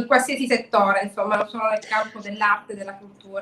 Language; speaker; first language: Italian; native; Italian